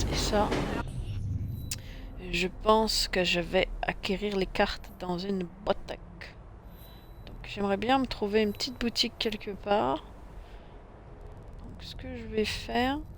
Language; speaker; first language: French; native; French